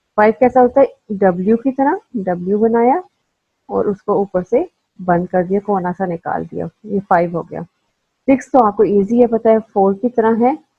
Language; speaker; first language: Urdu; native; Urdu